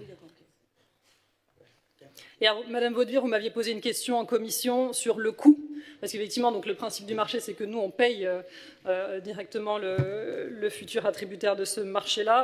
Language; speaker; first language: French; native; French